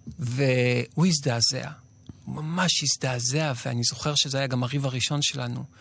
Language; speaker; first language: Hebrew; native; Hebrew